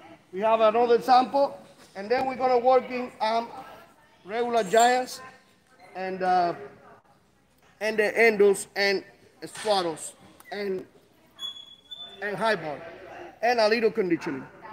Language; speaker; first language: English; non-native, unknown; Spanish